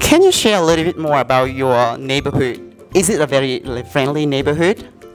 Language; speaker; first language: English; non-native, fluent; Vietnamese